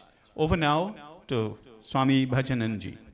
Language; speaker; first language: English; native; English